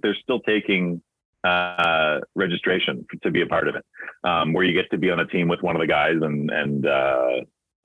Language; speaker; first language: English; native; English